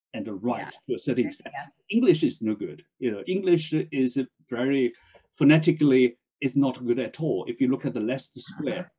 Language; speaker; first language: English; non-native, fluent; Chinese